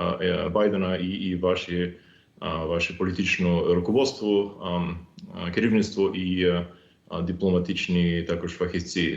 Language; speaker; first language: Ukrainian; non-native, fluent; English